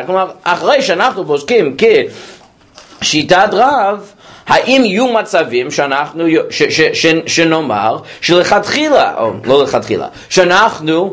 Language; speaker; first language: Hebrew; non-native, fluent; English